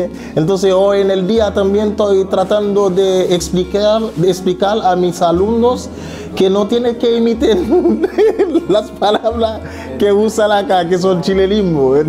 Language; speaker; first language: Spanish; non-native, fluent; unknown